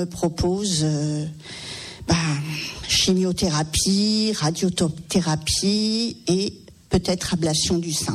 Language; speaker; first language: French; native; French